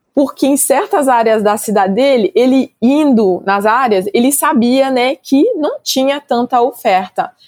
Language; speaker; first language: Portuguese; non-native, fluent; French